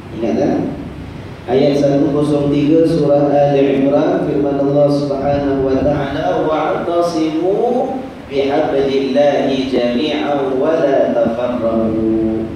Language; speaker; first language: Malay; native; Malay